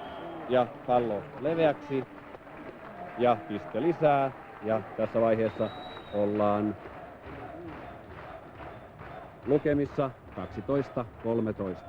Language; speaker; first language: Finnish; native; Finnish